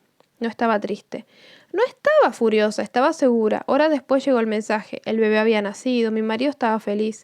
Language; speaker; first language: Spanish; native; Spanish